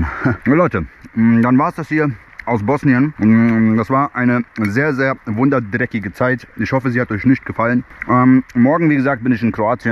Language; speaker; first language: German; early bilingual, other home language; Bosnian